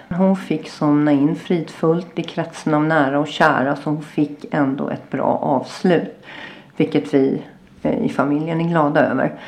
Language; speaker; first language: Swedish; native; Swedish